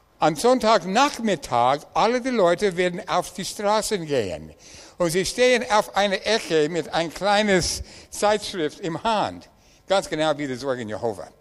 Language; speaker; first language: German; non-native, learner; English